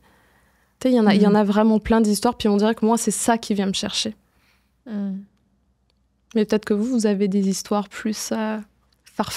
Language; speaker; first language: French; native; French